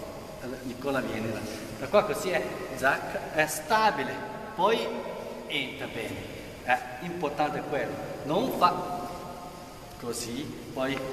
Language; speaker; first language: Italian; non-native, learner; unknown